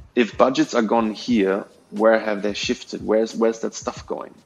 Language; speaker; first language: English; non-native, fluent; German